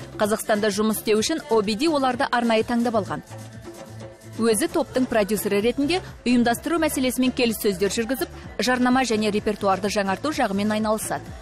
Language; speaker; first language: Kazakh; non-native, local second language; Russian